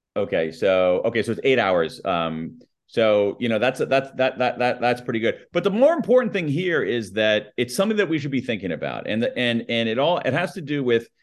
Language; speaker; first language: English; native; English